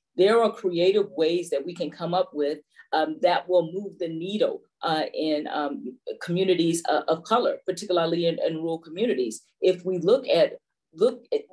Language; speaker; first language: English; native; English